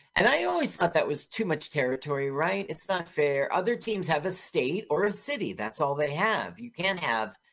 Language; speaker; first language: English; native; English